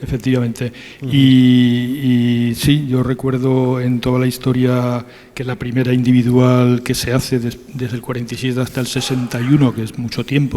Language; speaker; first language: Spanish; native; Spanish